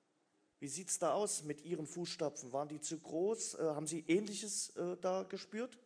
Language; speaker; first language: German; native; German